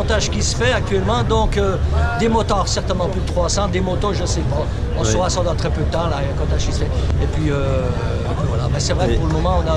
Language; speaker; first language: French; native; French